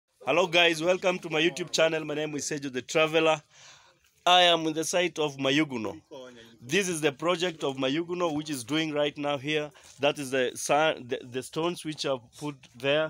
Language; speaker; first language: English; non-native, fluent; Swahili